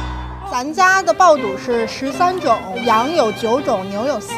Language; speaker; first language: Chinese; native; Chinese